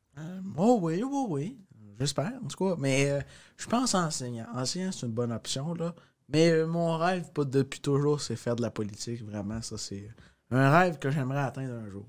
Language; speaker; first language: French; native; French